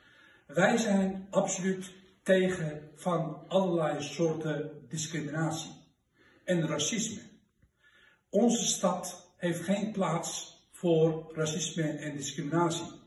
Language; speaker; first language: Dutch; non-native, local second language; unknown